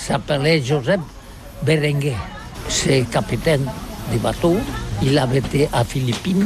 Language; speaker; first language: French; non-native, learner; Catalan